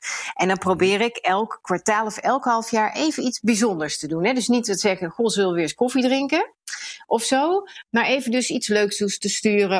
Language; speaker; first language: Dutch; native; Dutch